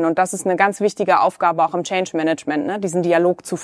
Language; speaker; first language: German; native; German